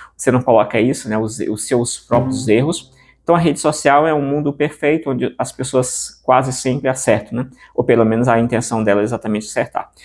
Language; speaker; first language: Portuguese; native; Portuguese